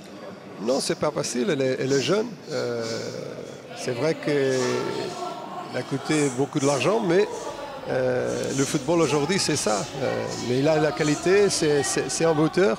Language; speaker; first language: French; non-native, fluent; Portuguese